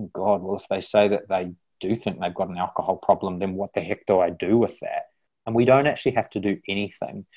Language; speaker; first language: English; native; English